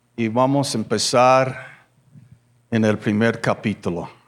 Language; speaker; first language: Spanish; early bilingual, other home language; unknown